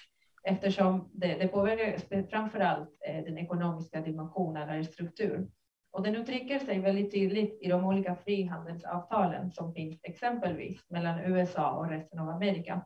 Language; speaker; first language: Swedish; non-native, fluent; Spanish